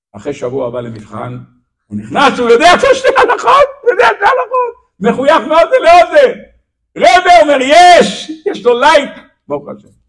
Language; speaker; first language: Hebrew; native; Hebrew